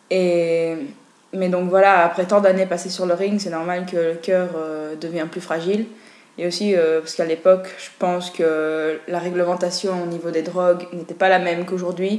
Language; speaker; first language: French; native; French